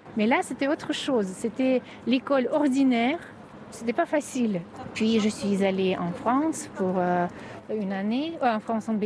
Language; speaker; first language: French; non-native, fluent; Russian